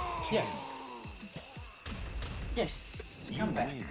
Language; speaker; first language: English; non-native, fluent; Italian